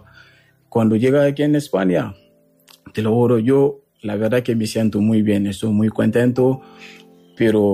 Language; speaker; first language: Spanish; non-native, learner; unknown